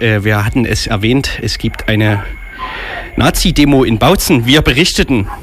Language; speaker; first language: German; native; German